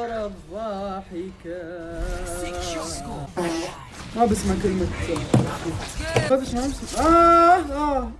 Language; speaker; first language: Arabic; native; Arabic